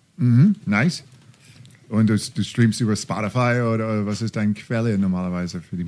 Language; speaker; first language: German; non-native, fluent; English